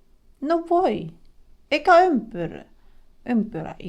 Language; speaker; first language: Finnish; non-native, learner; Filipino